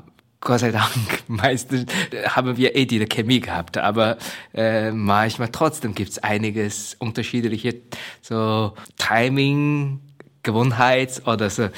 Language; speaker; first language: German; non-native, fluent; Chinese